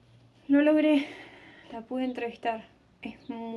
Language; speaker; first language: Spanish; native; Spanish